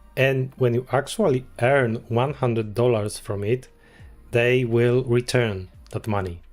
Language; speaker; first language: English; non-native, fluent; Polish